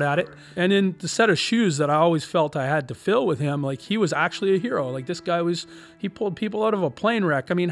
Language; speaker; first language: English; native; English